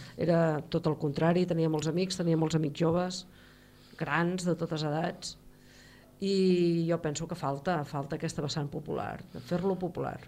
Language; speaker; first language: Catalan; native; Catalan